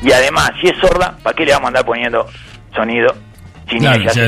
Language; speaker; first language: Spanish; native; Spanish